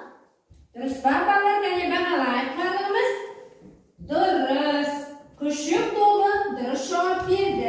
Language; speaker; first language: Kazakh; native; Kazakh